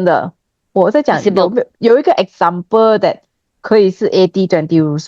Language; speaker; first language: Chinese; native; Chinese